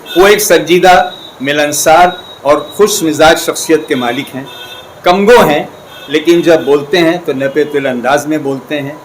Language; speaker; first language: Urdu; native; Urdu